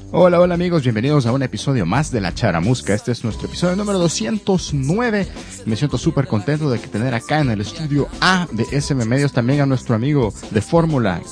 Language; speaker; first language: Spanish; native; Spanish